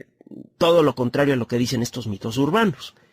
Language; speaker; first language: Spanish; native; Spanish